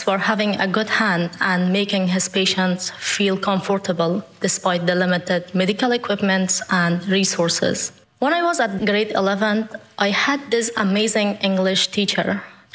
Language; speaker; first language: English; non-native, fluent; Persian